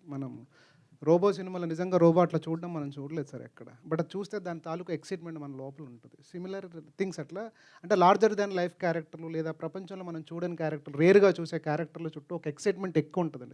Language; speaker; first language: Telugu; native; Telugu